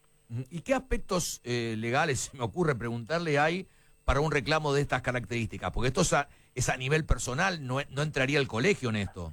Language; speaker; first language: Spanish; native; Spanish